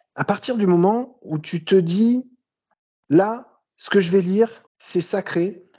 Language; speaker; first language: French; native; French